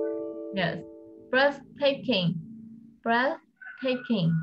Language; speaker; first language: English; non-native, fluent; Vietnamese